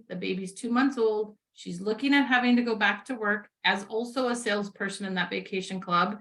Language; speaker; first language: English; native; English